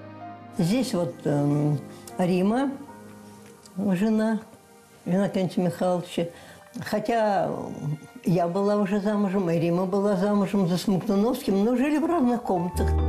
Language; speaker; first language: Russian; native; Russian